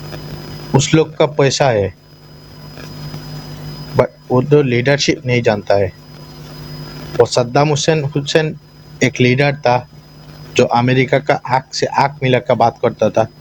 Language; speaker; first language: Hindi; non-native, fluent; Bangla